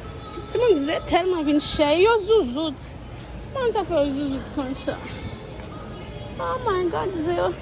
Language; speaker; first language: French; non-native, learner; Haitian Creole